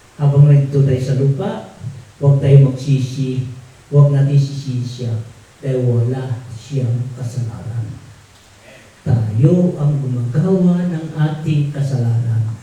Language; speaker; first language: Filipino; non-native, local second language; Tausug